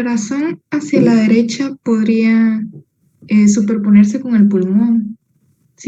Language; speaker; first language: Spanish; native; Spanish